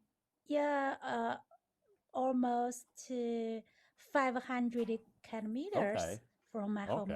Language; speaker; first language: English; non-native, learner; Chinese